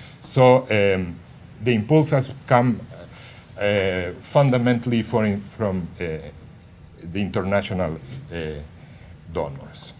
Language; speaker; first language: English; non-native, fluent; Spanish